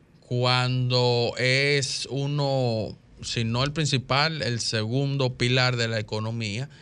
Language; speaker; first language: Spanish; native; Spanish